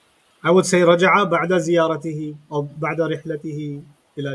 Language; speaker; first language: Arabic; non-native, fluent; English